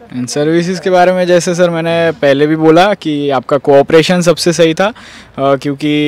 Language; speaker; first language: Hindi; non-native, local second language; Gujarati